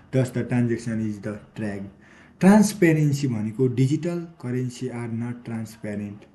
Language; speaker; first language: English; non-native, local second language; Nepali